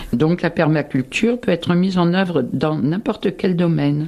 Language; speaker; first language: French; native; French